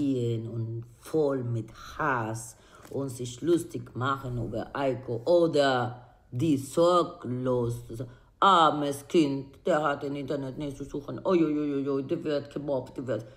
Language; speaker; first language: German; non-native, learner; Spanish